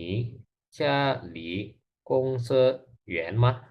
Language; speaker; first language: Chinese; non-native, learner; Indonesian